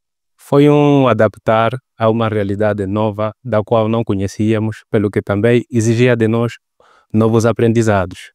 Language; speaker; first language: Portuguese; native; Portuguese